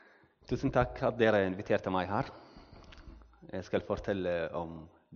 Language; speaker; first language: Norwegian; non-native, learner; Arabic